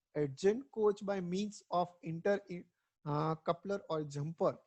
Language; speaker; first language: English; non-native, local second language; Gujarati